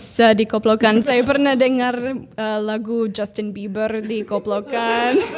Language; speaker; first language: Indonesian; non-native, fluent; English